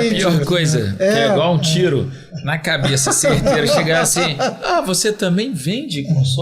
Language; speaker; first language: Portuguese; native; Portuguese